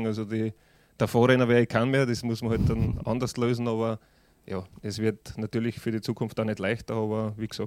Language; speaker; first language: German; native; German